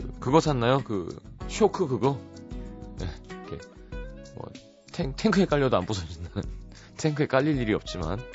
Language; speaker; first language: Korean; native; Korean